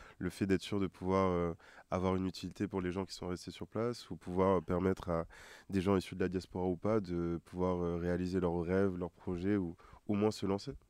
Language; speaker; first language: French; non-native, local second language; Wolof